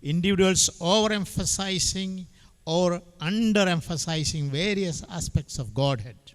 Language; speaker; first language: English; non-native, local second language; Malayalam